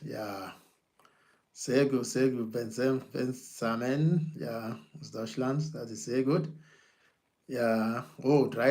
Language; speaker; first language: German; non-native, fluent; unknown